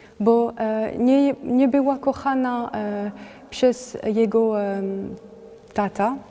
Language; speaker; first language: Polish; non-native, learner; French